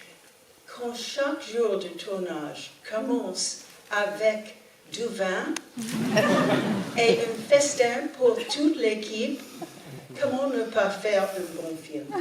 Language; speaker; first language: French; non-native, learner; English